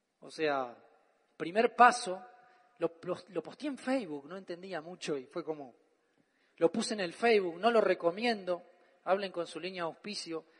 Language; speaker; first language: Spanish; native; Spanish